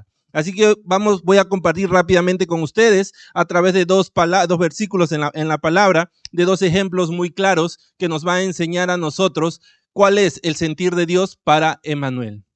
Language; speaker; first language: Spanish; native; Spanish